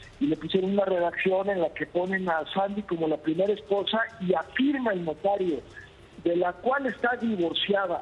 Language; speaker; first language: Spanish; native; Spanish